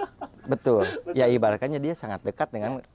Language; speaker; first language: Indonesian; native; Indonesian